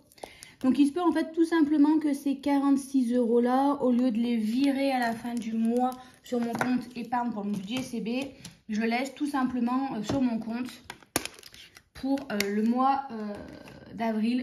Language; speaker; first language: French; native; French